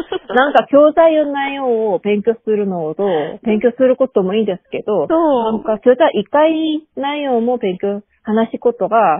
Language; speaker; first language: Japanese; non-native, learner; Korean